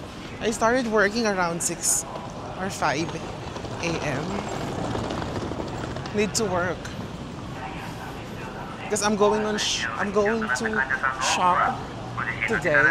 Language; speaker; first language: English; non-native, fluent; Filipino